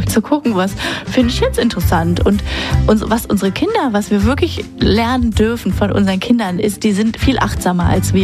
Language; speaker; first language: German; native; German